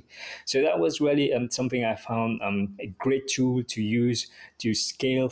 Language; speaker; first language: English; non-native, fluent; Morisyen